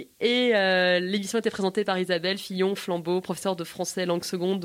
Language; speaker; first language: French; native; French